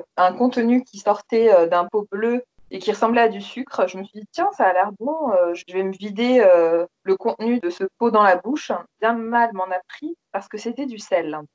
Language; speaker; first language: French; native; French